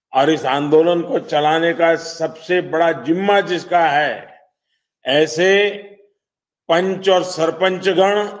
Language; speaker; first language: Hindi; non-native, local second language; Gujarati